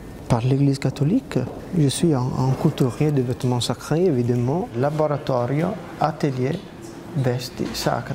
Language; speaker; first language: French; non-native, fluent; Italian